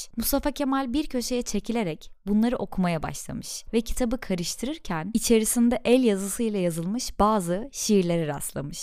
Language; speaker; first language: Turkish; native; Turkish